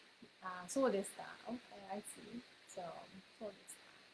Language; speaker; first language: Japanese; non-native, fluent; English